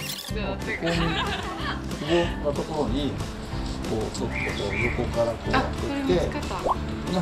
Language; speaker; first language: Japanese; native; Japanese